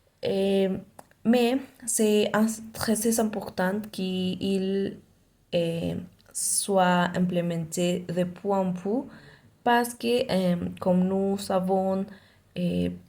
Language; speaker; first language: French; non-native, learner; Spanish